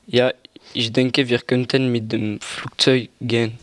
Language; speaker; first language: German; non-native, learner; French